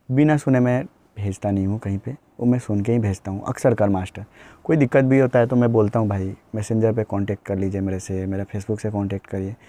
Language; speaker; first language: Hindi; native; Hindi